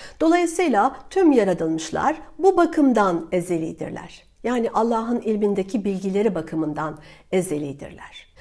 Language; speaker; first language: Turkish; native; Turkish